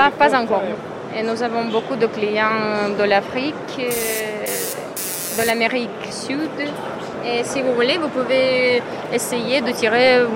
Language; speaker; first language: French; non-native, fluent; Russian